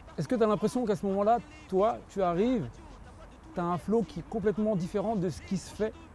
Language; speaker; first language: French; native; French